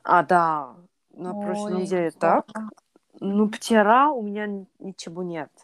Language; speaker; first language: Russian; non-native, learner; Korean